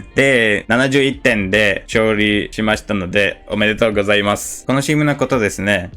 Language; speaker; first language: Japanese; non-native, fluent; Turkish